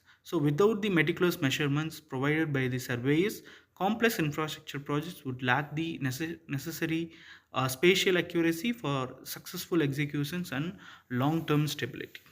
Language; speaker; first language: English; non-native, local second language; Tamil